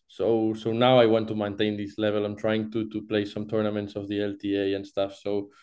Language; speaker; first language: English; non-native, fluent; Spanish